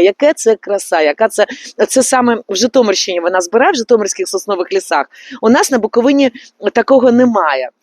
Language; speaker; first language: Ukrainian; native; Ukrainian